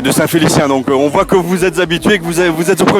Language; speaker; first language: French; native; French